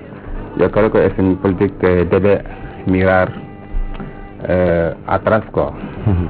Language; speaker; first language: Spanish; non-native, learner; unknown